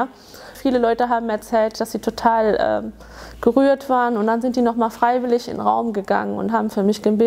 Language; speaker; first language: German; early bilingual, other home language; Tamil